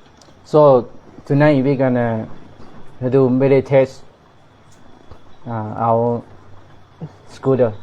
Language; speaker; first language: English; non-native, learner; Thai